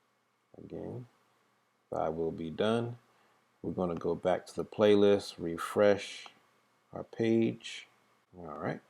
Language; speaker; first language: English; native; English